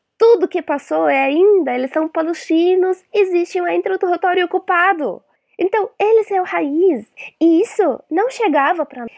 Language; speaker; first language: Portuguese; non-native, fluent; Arabic